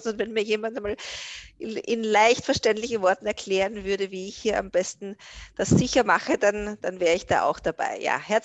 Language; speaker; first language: German; native; German